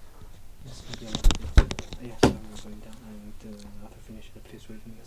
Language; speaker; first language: English; non-native, learner; Chinese